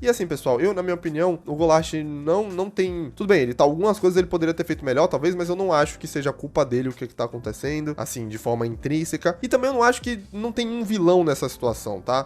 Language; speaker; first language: Portuguese; native; Portuguese